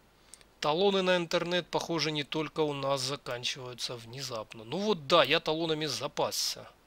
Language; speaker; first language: Russian; native; Russian